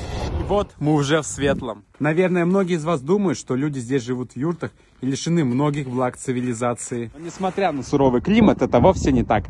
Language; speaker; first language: Russian; native; Russian